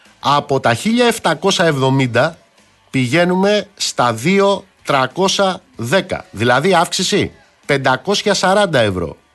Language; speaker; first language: Greek; native; Greek